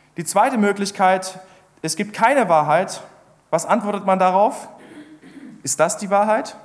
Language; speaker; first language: German; native; German